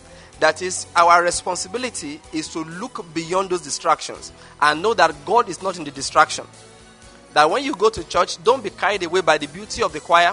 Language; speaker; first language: English; non-native, local second language; Igbo